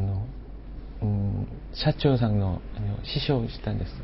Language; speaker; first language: Japanese; non-native, fluent; Korean